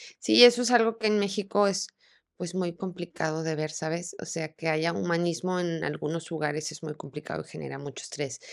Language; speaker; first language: Spanish; native; Spanish